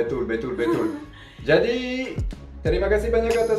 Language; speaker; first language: Indonesian; non-native, fluent; French